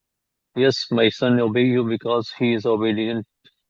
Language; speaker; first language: English; non-native, learner; Hindi